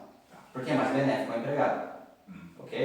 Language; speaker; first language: Portuguese; native; Portuguese